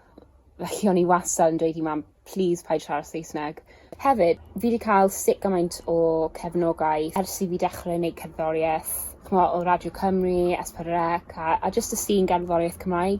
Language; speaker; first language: Welsh; non-native, local second language; English